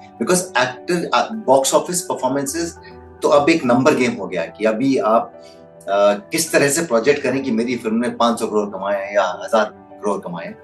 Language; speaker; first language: Hindi; native; Hindi